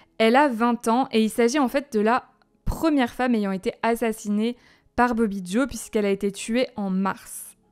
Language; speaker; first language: French; native; French